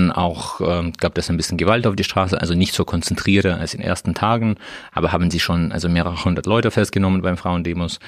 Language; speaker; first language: German; non-native, learner; Russian